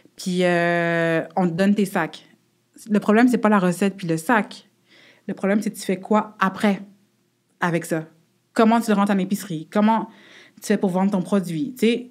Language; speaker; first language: French; native; French